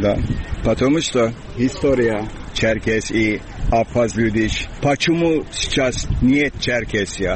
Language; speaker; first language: Russian; non-native, learner; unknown